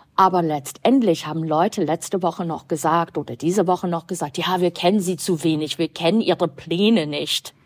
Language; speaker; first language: German; non-native, fluent; English